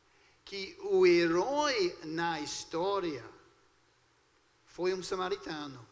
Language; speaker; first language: Portuguese; non-native, fluent; English